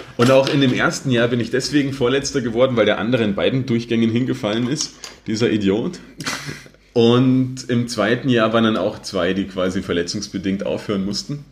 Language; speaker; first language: German; native; German